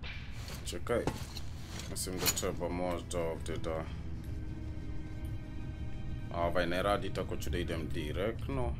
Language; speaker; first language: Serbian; early bilingual, heritage; English